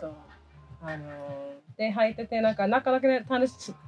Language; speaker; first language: Japanese; non-native, fluent; English